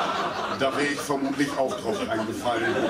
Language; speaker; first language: German; native; German